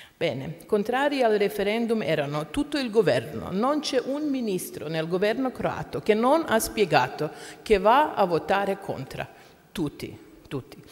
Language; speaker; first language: Italian; non-native, learner; Croatian